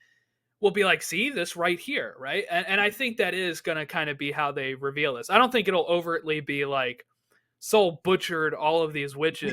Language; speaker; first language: English; native; English